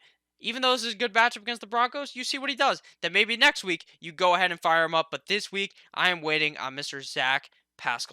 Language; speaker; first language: English; native; English